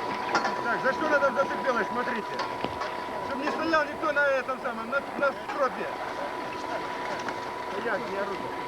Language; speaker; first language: Russian; native; Russian